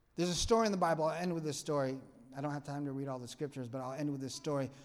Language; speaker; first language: English; non-native, fluent; Vietnamese